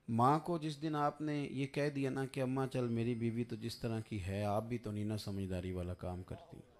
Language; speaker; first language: Urdu; non-native, local second language; Punjabi